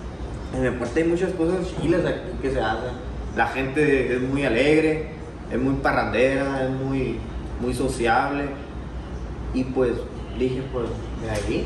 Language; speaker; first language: Spanish; native; Spanish